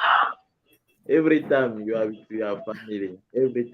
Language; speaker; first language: English; non-native, learner; French